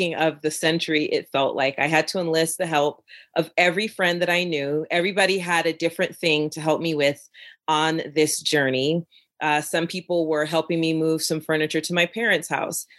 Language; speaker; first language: English; native; English